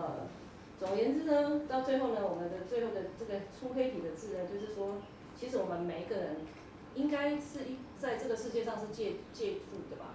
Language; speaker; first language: Chinese; native; Chinese